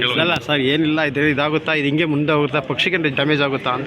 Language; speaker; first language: Kannada; native; Kannada